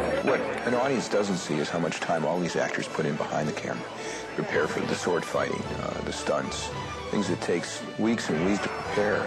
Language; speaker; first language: English; native; English